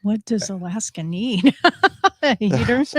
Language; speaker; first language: English; native; English